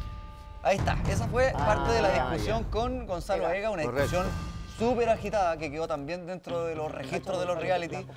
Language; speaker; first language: Spanish; native; Spanish